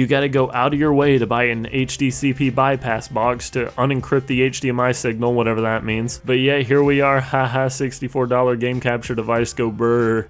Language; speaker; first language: English; native; English